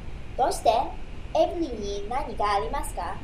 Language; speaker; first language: Japanese; non-native, learner; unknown